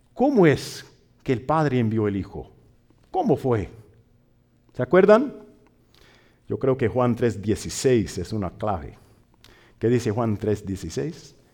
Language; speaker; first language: Spanish; non-native, fluent; English